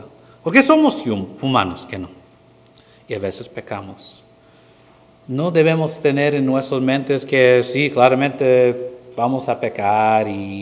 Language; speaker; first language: Spanish; non-native, fluent; English